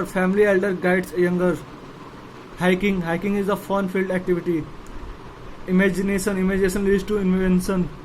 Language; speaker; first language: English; non-native, local second language; Hindi